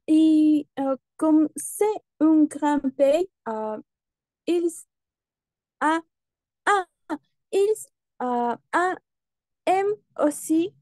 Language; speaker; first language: French; non-native, learner; Spanish